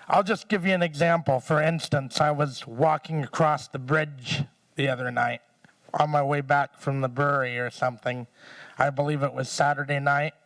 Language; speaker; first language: English; native; English